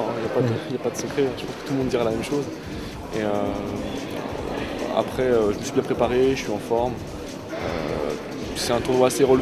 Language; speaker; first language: French; native; French